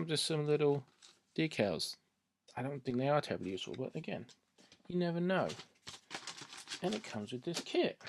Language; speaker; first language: English; native; English